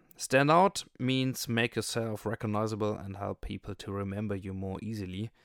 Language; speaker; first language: English; non-native, fluent; German